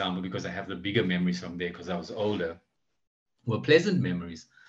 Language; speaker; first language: English; native; English